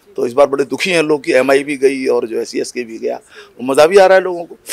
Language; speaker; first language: Hindi; native; Hindi